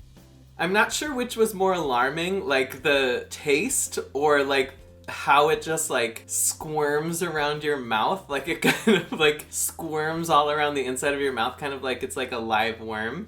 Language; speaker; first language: English; native; English